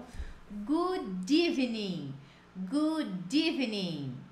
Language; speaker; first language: English; non-native, fluent; Portuguese